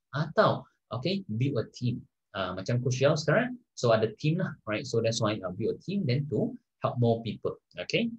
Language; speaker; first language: English; non-native, local second language; Malay